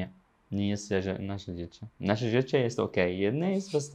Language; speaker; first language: Polish; non-native, learner; Arabic